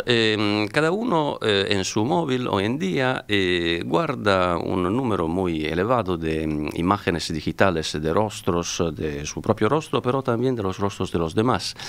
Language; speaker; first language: Spanish; non-native, fluent; Italian